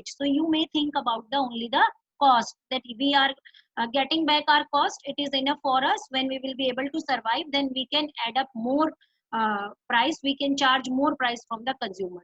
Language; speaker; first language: English; non-native, local second language; Hindi